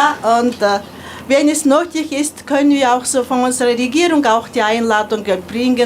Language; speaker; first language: German; non-native, learner; Mongolian